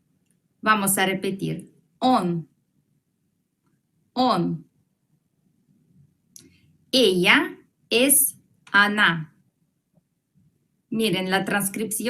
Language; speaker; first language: Spanish; non-native, fluent; Russian